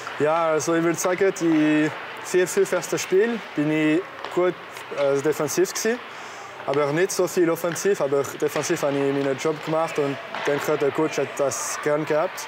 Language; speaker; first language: German; non-native, local second language; French